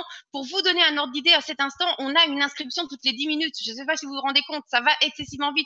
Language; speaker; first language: French; native; French